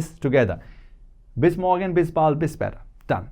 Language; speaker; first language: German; non-native, fluent; Hindi